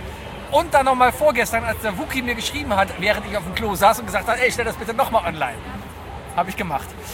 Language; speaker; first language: German; native; German